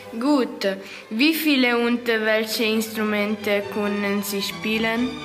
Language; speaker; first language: German; non-native, learner; Italian